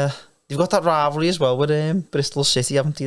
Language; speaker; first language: English; native; English